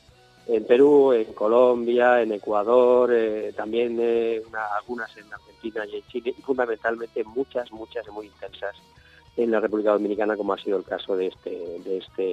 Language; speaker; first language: Spanish; native; Spanish